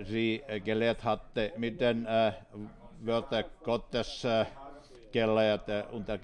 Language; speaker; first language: German; non-native, fluent; Finnish